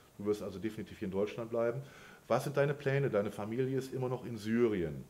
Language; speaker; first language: German; native; German